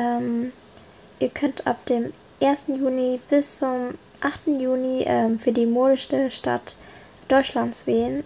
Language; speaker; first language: German; early bilingual, other home language; Vietnamese